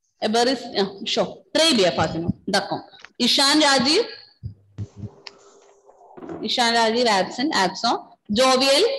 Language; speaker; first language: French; non-native, fluent; Malayalam